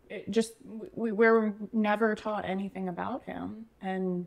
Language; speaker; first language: English; native; English